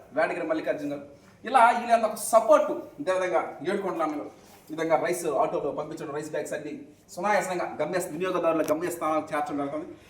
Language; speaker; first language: Telugu; native; Telugu